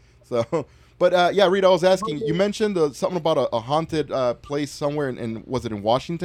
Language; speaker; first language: English; early bilingual, other home language; Spanish